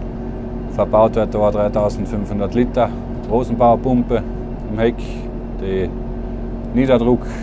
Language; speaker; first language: German; native; German